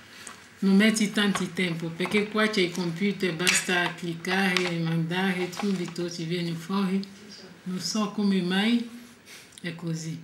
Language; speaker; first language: Italian; non-native, fluent; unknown